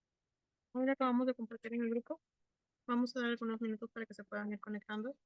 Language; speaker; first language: Spanish; native; Spanish